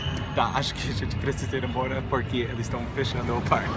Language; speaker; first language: Portuguese; non-native, fluent; English